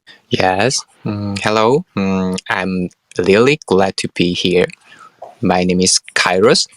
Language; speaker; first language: English; non-native, learner; Korean